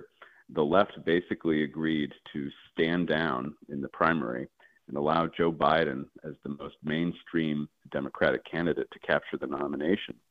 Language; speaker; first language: English; native; English